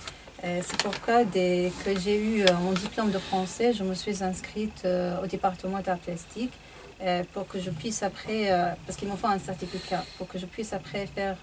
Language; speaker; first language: French; non-native, fluent; Arabic